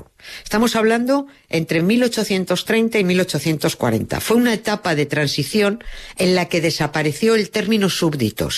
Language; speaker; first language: Spanish; native; Spanish